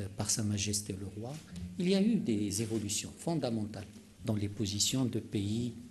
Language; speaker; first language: French; non-native, local second language; Arabic